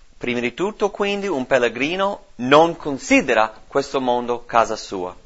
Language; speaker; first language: Italian; non-native, fluent; English